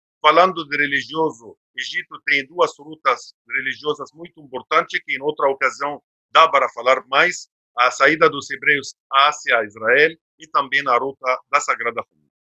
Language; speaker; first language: Portuguese; non-native, fluent; Arabic